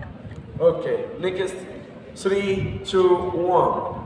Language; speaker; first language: Russian; non-native, learner; Arabic